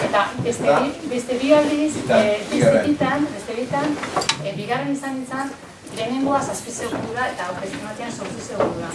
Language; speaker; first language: Basque; native; Basque